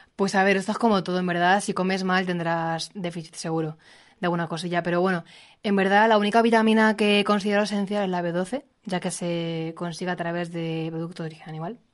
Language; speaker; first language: Spanish; native; Spanish